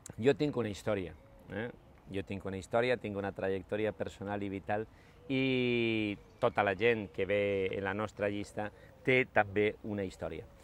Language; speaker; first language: Catalan; non-native, local second language; Spanish